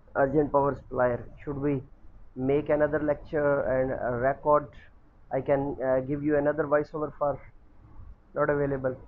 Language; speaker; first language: English; non-native, local second language; Urdu